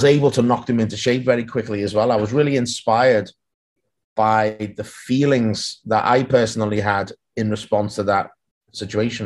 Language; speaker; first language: English; native; English